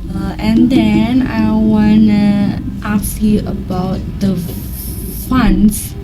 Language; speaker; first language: English; non-native, learner; Indonesian